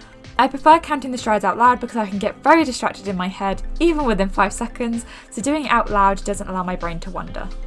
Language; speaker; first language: English; native; English